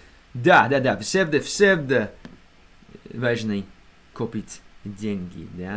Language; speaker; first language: Russian; non-native, learner; English